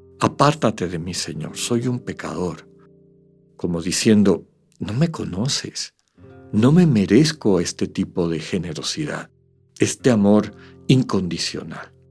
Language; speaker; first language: Spanish; native; Spanish